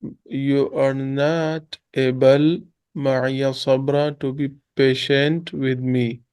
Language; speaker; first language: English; non-native, local second language; Urdu